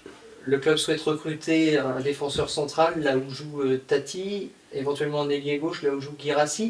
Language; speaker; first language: French; native; French